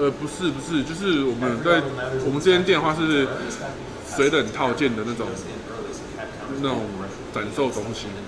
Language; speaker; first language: Chinese; native; Chinese